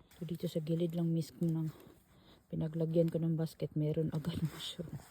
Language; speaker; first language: Filipino; non-native, local second language; Cebuano